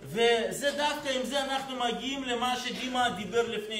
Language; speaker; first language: Hebrew; non-native, fluent; Russian